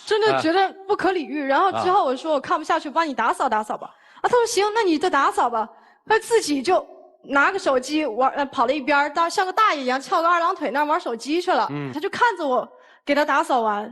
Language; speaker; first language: Chinese; native; Chinese